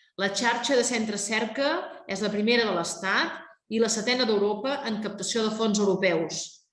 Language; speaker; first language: Catalan; native; Catalan